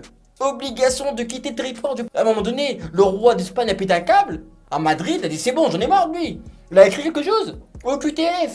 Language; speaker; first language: French; native; French